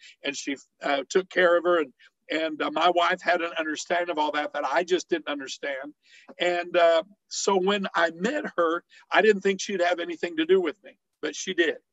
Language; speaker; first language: English; native; English